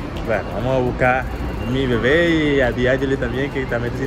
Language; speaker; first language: Spanish; native; Spanish